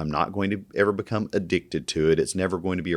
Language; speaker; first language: English; native; English